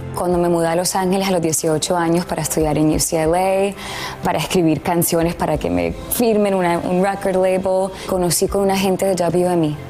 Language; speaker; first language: Spanish; early bilingual, heritage; Spanish